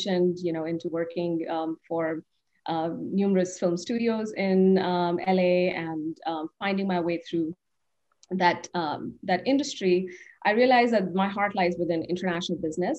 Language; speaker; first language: English; non-native, local second language; Hindi